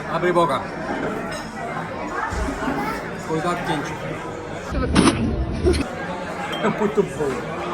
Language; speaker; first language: Portuguese; non-native, fluent; Russian